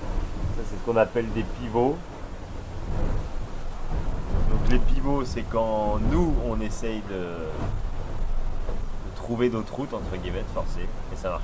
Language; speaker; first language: French; native; French